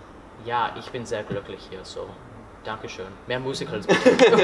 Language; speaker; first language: German; non-native, learner; English